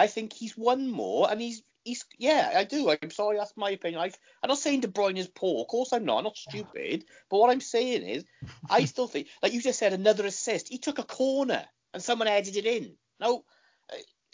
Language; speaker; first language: English; native; English